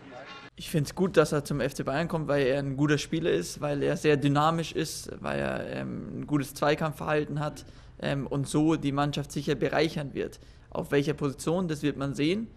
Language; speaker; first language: German; native; German